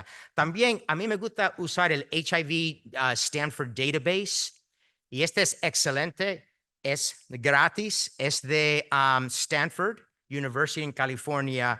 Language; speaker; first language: Spanish; early bilingual, heritage; Spanish